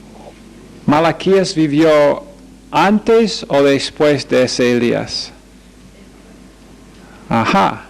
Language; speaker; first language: Spanish; non-native, fluent; English